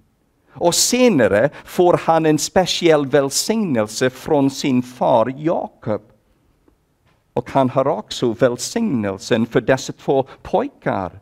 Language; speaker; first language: Swedish; non-native, fluent; English